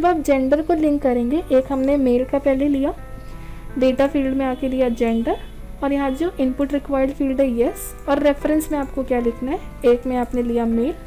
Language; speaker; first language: Hindi; native; Hindi